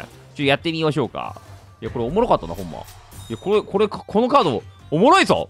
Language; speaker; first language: Japanese; native; Japanese